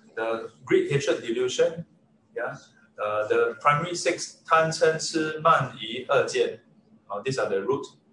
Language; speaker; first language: English; non-native, local second language; Chinese